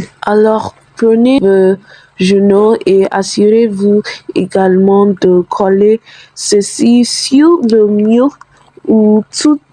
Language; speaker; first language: French; non-native, learner; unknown